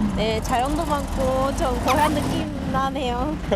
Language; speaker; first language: Korean; non-native, fluent; Japanese